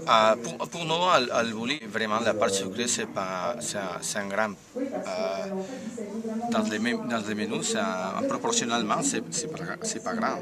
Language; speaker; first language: French; non-native, learner; Spanish